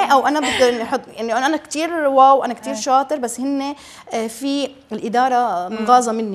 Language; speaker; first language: Arabic; native; Arabic